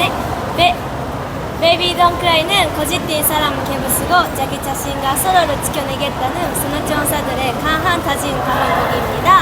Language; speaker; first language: Korean; non-native, learner; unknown